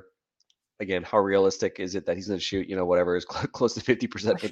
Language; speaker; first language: English; native; English